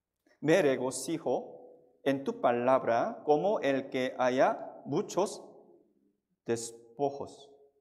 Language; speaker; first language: Spanish; non-native, fluent; Korean